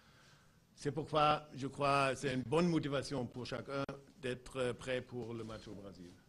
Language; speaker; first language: French; non-native, fluent; German